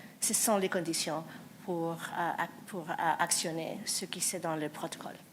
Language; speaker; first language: French; non-native, fluent; English